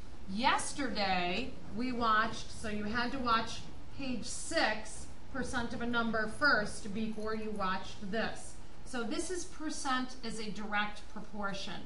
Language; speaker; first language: English; native; English